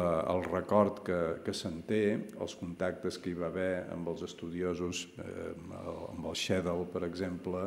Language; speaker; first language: Catalan; native; Catalan